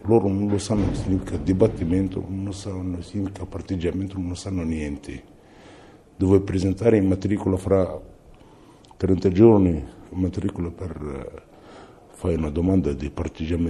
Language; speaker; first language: Italian; non-native, fluent; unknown